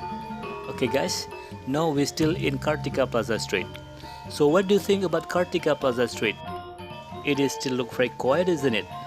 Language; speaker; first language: English; non-native, local second language; Indonesian